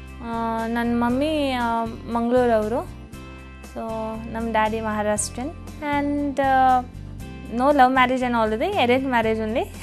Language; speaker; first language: Kannada; non-native, local second language; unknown